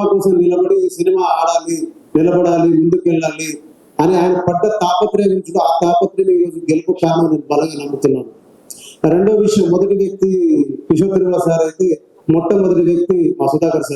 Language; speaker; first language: Telugu; native; Telugu